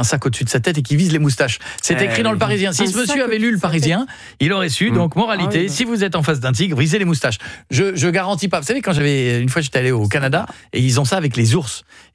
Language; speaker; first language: French; native; French